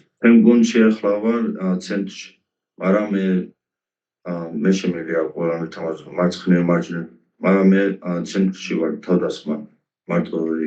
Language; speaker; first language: Georgian; early bilingual, heritage; Georgian